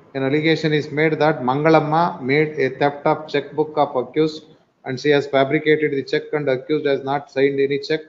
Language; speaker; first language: English; non-native, local second language; Kannada